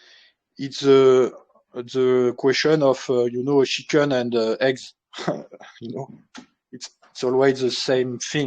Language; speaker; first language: English; non-native, learner; French